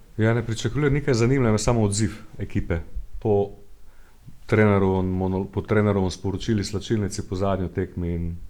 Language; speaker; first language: Slovenian; native; Slovenian